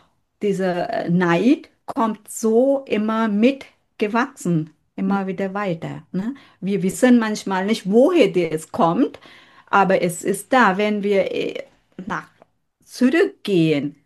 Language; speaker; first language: German; non-native, learner; Sinhala